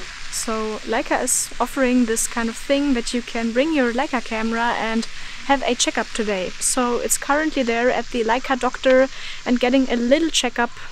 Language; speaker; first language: English; non-native, fluent; German